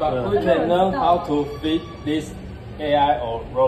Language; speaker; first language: English; non-native, learner; Chinese